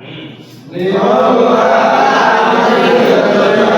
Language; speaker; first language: Japanese; non-native, learner; Indonesian